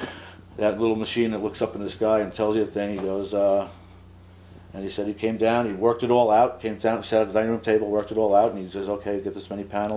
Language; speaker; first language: English; native; English